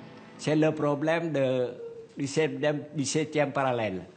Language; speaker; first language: French; non-native, learner; Vietnamese